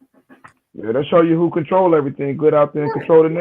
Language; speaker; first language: English; native; English